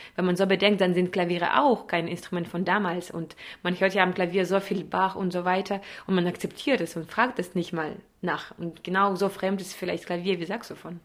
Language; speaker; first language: German; non-native, fluent; Russian